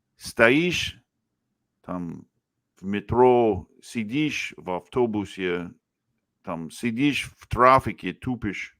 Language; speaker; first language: Russian; non-native, fluent; English